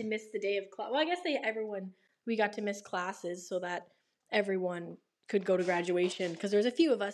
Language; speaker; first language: English; native; English